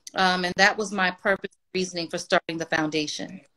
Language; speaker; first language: English; native; English